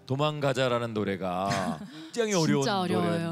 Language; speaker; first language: Korean; native; Korean